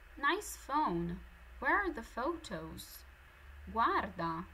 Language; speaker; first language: English; non-native, fluent; Italian